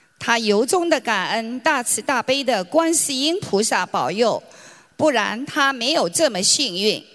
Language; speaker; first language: Chinese; native; Chinese